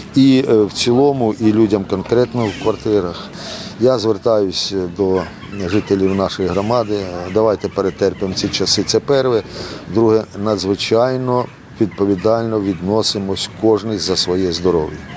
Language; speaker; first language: Ukrainian; native; Ukrainian